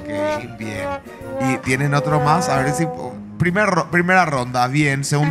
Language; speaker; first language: Spanish; native; Spanish